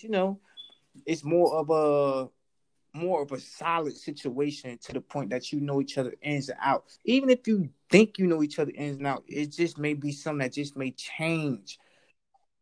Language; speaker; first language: English; native; English